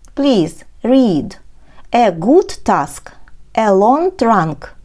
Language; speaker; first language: English; non-native, fluent; Ukrainian